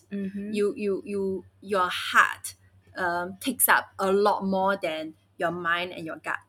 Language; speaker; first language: English; early bilingual, other home language; Chinese